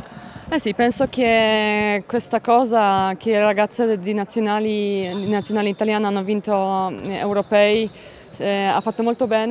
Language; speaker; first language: Italian; non-native, fluent; Polish